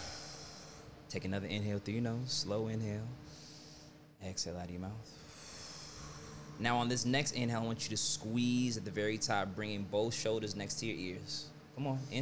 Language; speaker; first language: English; native; English